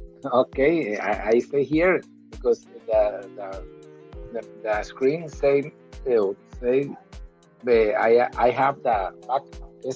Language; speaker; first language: English; non-native, learner; Spanish